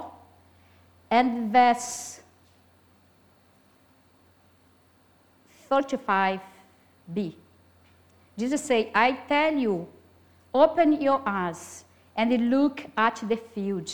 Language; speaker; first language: English; non-native, fluent; Portuguese